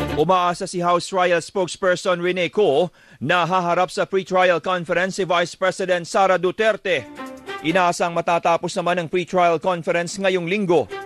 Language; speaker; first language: Filipino; native; Filipino